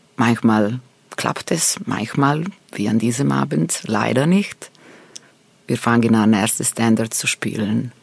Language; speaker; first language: German; non-native, fluent; Serbian